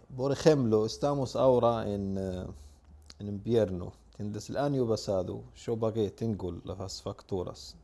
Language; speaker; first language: Spanish; non-native, learner; Arabic